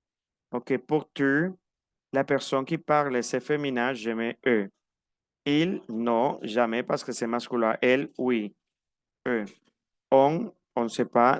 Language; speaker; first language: French; non-native, fluent; Spanish